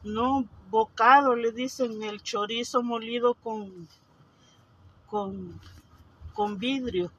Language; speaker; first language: Spanish; native; Spanish